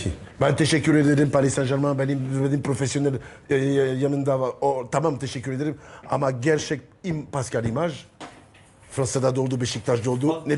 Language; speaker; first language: Turkish; non-native, learner; French